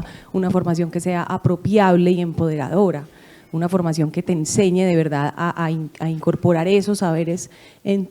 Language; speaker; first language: Spanish; native; Spanish